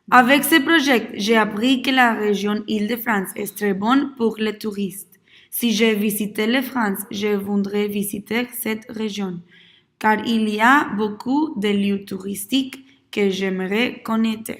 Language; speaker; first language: French; non-native, learner; Spanish